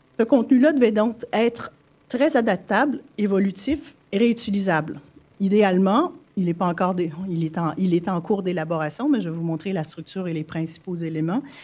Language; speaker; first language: French; native; French